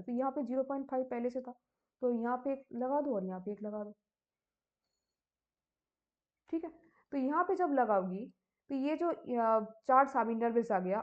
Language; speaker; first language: Hindi; native; Hindi